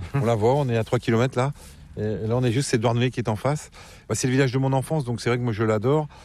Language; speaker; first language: French; native; French